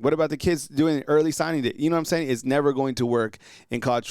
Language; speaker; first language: English; native; English